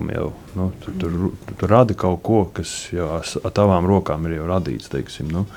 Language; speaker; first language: Latvian; native; Latvian